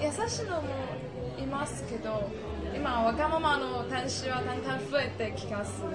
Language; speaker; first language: Japanese; non-native, learner; Chinese